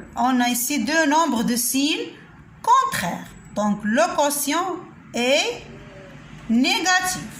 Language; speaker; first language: French; non-native, local second language; Arabic